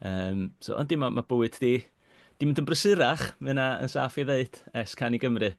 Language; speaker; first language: Welsh; native; Welsh